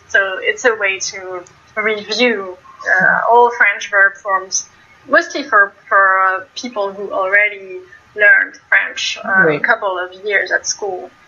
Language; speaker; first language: English; non-native, fluent; French